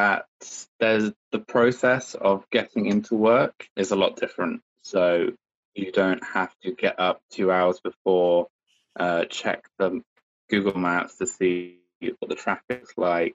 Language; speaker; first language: English; native; English